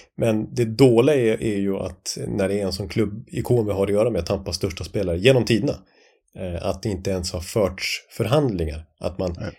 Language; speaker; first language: Swedish; native; Swedish